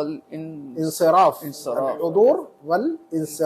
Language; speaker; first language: Arabic; non-native, fluent; Urdu